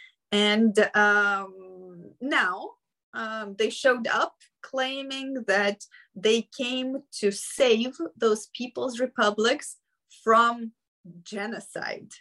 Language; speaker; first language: English; non-native, fluent; Ukrainian